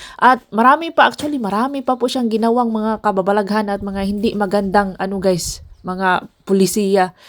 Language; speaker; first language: Filipino; non-native, local second language; Cebuano